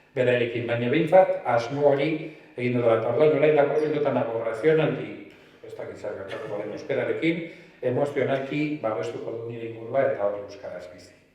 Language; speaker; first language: Basque; non-native, local second language; Spanish